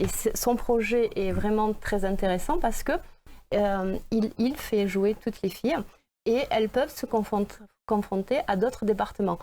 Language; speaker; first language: French; native; French